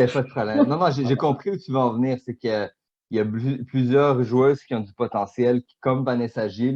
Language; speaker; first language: French; native; French